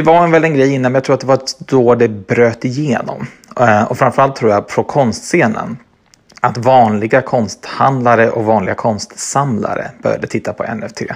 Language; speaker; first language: Swedish; native; Swedish